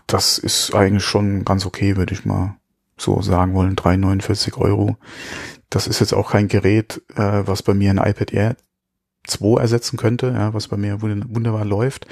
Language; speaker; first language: German; native; German